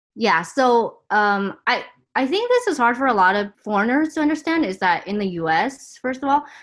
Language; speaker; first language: English; native; English